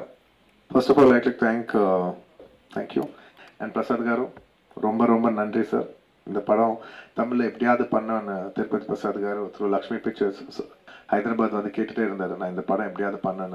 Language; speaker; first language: Tamil; non-native, local second language; Telugu